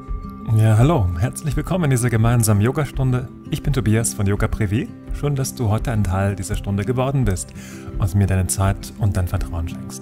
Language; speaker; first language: German; native; German